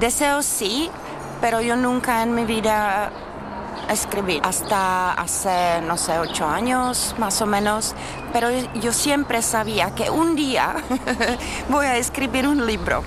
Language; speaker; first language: Spanish; non-native, learner; Czech